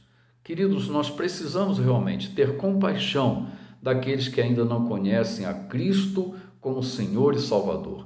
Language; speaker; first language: Portuguese; native; Portuguese